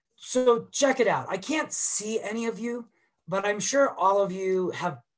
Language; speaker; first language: English; native; English